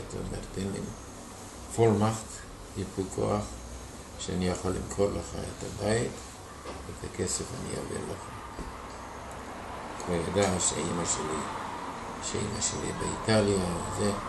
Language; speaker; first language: Hebrew; non-native, fluent; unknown